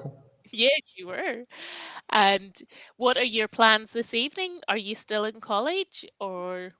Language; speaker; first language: English; native; English